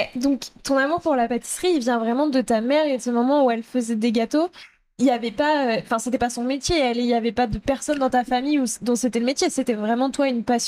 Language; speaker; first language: French; native; French